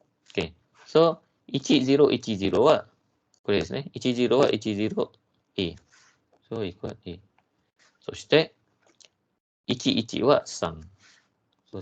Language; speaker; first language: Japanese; non-native, fluent; Malay